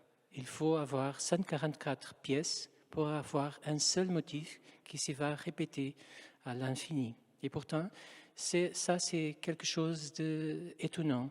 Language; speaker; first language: French; non-native, fluent; Portuguese